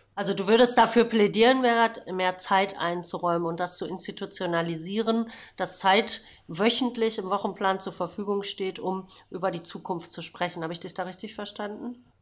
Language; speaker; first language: German; native; German